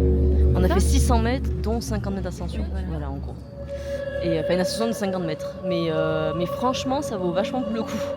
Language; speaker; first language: French; native; French